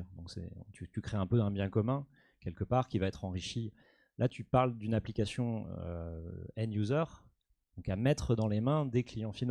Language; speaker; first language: French; native; French